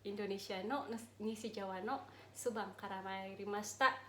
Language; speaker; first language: Japanese; non-native, learner; Indonesian